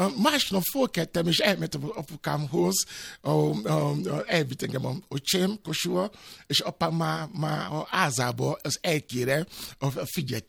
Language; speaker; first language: Hungarian; non-native, fluent; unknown